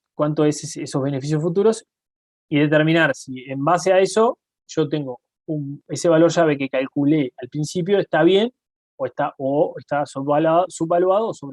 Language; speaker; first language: Spanish; native; Spanish